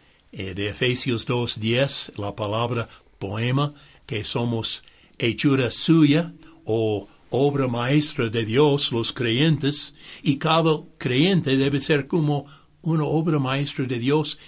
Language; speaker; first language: Spanish; non-native, fluent; English